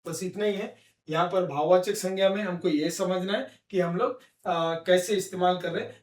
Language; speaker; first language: Hindi; non-native, local second language; Telugu